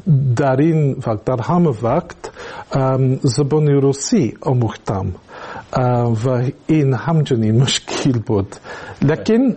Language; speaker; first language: Persian; non-native, learner; English